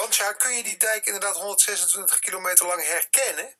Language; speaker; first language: Dutch; native; Dutch